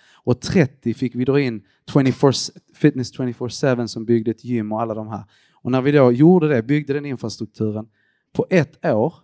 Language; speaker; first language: Swedish; early bilingual, other home language; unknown